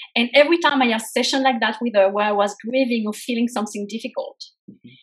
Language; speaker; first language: English; non-native, fluent; French